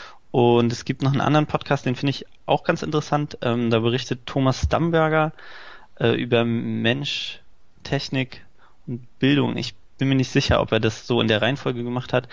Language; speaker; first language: German; native; German